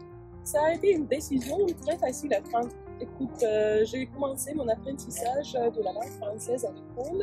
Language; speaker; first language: French; non-native, fluent; English